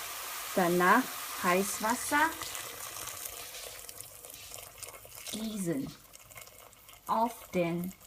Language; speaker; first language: German; non-native, learner; Chinese